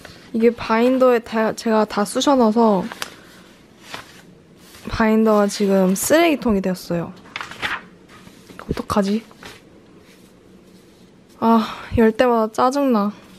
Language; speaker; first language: Korean; early bilingual, heritage; Korean